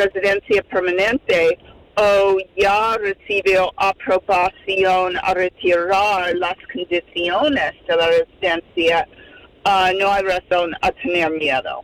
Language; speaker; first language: Spanish; non-native, fluent; English